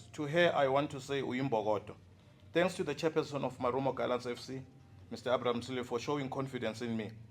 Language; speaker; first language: English; non-native, local second language; Zulu